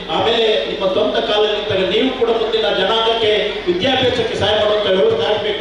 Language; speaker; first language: Kannada; non-native, local second language; Tulu